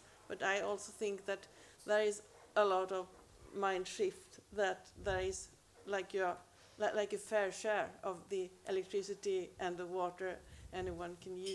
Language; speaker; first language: English; non-native, fluent; Swedish